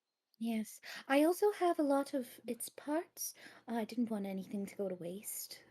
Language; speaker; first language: English; native; English